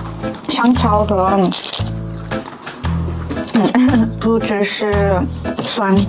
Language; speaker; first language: Chinese; non-native, learner; Korean